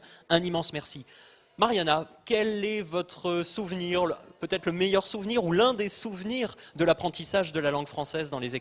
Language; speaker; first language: French; native; French